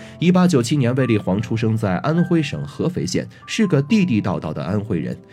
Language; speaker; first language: Chinese; native; Chinese